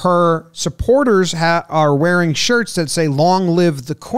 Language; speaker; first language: English; native; English